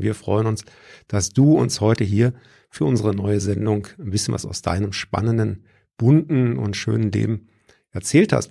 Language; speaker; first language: German; native; German